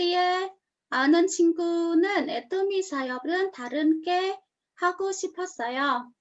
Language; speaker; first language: Korean; non-native, learner; Khmer